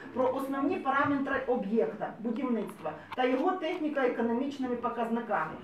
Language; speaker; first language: Ukrainian; non-native, local second language; Russian